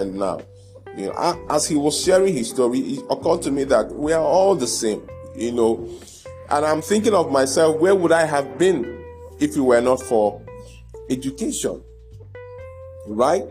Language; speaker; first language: English; non-native, local second language; Igbo